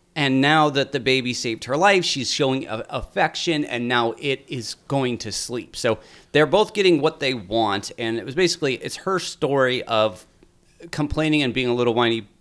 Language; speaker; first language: English; native; English